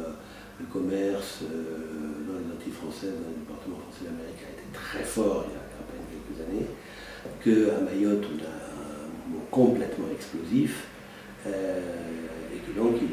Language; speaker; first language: French; native; French